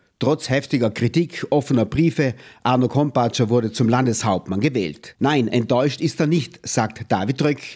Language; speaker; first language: German; native; German